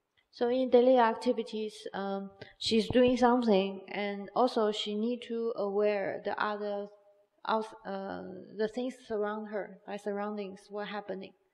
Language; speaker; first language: English; non-native, fluent; Chinese